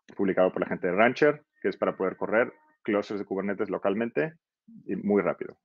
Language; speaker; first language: Spanish; native; Spanish